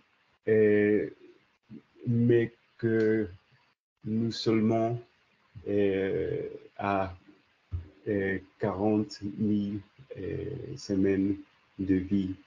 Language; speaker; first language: French; non-native, learner; English